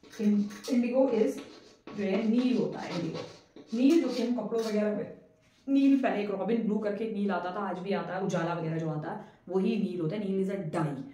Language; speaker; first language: Hindi; non-native, local second language; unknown